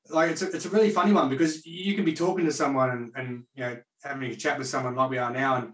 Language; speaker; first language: English; native; English